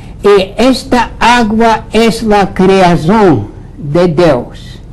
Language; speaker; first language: Portuguese; non-native, fluent; Latvian